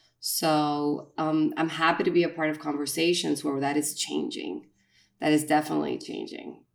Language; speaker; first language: English; non-native, fluent; Spanish